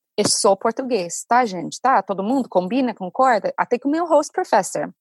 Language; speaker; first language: Portuguese; non-native, fluent; English